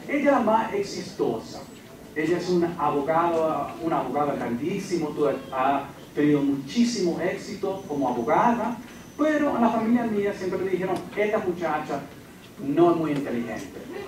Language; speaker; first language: Spanish; early bilingual, heritage; Spanish